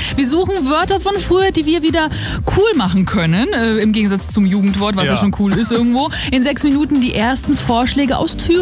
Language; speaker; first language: German; native; German